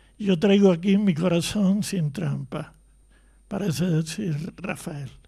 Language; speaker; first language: Spanish; native; Spanish